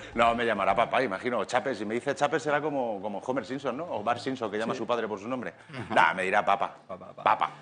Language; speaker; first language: Spanish; native; Spanish